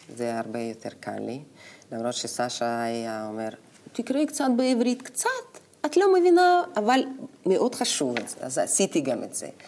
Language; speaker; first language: Hebrew; non-native, fluent; Russian